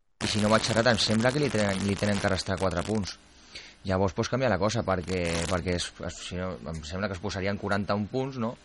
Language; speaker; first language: Catalan; non-native, local second language; Spanish